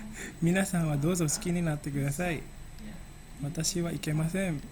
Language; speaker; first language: Japanese; non-native, fluent; Indonesian